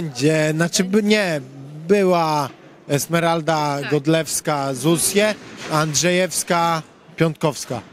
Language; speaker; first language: Polish; native; Polish